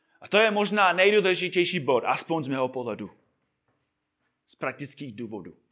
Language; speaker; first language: Czech; non-native, fluent; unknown